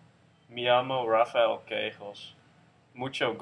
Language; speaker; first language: Spanish; non-native, learner; Dutch